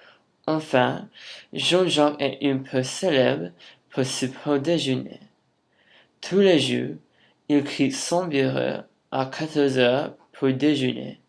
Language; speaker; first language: French; non-native, learner; English